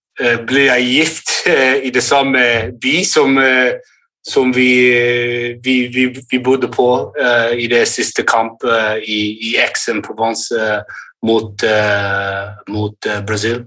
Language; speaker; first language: Norwegian; early bilingual, heritage; English